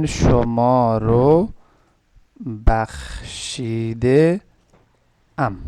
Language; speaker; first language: Persian; non-native, fluent; Urdu